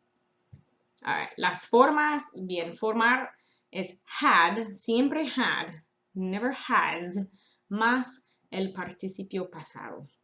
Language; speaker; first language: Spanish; non-native, fluent; English